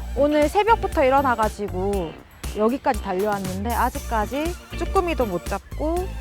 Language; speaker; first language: Korean; native; Korean